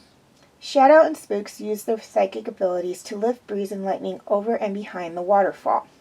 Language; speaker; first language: English; native; English